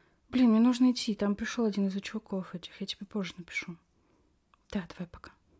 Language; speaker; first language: Russian; native; Russian